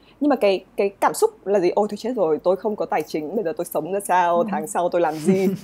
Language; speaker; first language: Vietnamese; native; Vietnamese